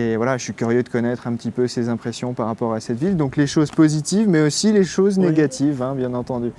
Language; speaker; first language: French; native; French